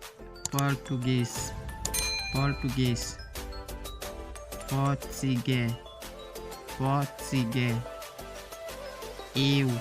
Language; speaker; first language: Portuguese; non-native, learner; Haitian Creole